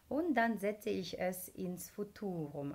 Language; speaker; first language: German; non-native, fluent; Ukrainian